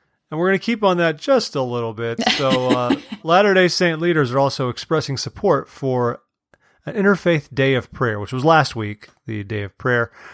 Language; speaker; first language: English; native; English